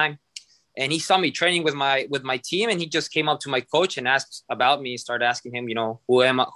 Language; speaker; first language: English; non-native, fluent; Spanish